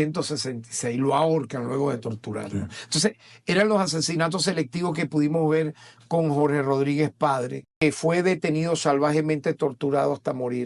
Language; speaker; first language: Spanish; native; Spanish